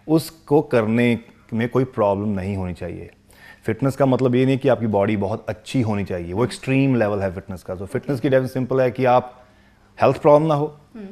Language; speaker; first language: Hindi; non-native, local second language; Punjabi